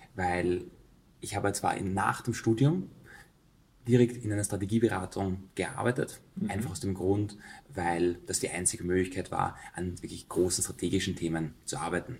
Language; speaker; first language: German; native; German